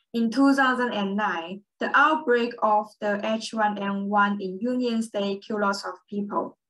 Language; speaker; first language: English; early bilingual, other home language; Chinese